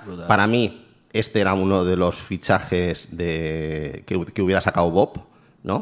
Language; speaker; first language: Spanish; native; Spanish